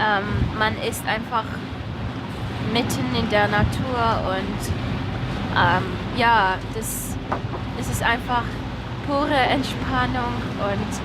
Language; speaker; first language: German; non-native, fluent; Romanian